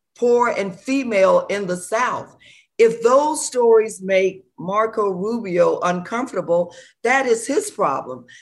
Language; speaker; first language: English; native; English